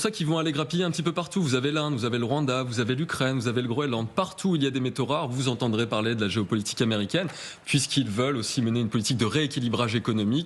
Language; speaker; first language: French; native; French